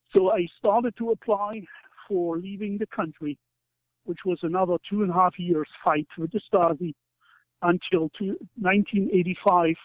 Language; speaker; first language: English; non-native, fluent; German